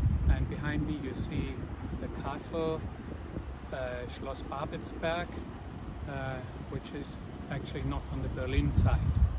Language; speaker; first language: English; non-native, fluent; German